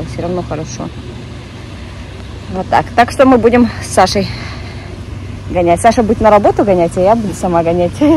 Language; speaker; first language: Russian; native; Russian